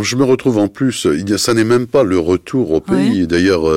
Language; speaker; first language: French; native; French